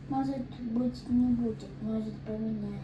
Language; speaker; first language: Russian; early bilingual, other home language; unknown